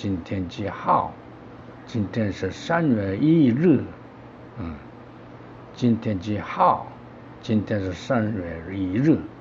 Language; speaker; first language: Chinese; non-native, fluent; Korean